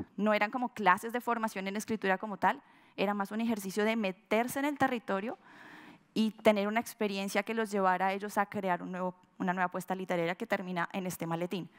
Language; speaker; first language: Spanish; native; Spanish